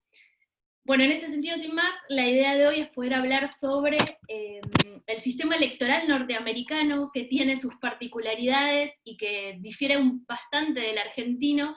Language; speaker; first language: Spanish; native; Spanish